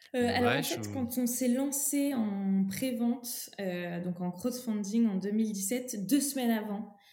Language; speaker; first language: French; native; French